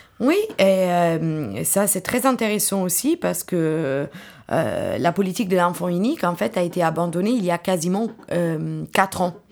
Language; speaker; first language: French; non-native, fluent; Italian